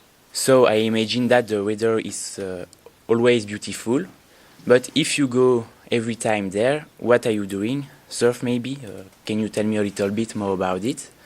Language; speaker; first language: English; non-native, learner; French